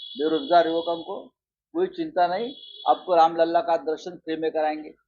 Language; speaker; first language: Hindi; non-native, local second language; Marathi